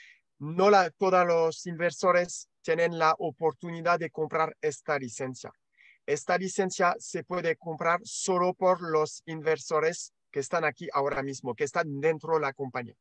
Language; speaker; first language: Spanish; non-native, learner; French